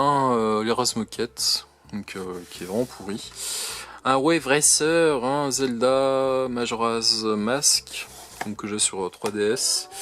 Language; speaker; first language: French; native; French